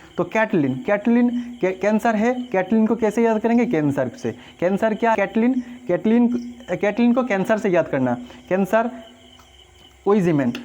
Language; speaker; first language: Hindi; non-native, local second language; Bangla